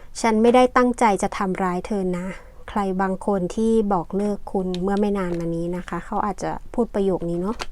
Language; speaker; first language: Thai; native; Thai